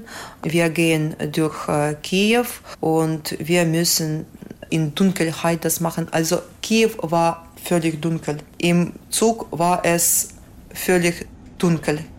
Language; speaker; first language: German; non-native, fluent; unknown